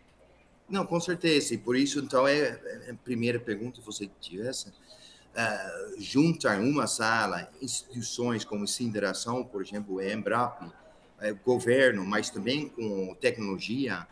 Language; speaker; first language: Portuguese; non-native, fluent; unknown